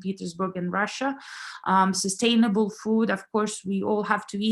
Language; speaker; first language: English; non-native, fluent; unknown